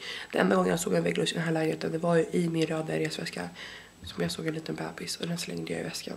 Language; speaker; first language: Swedish; native; Swedish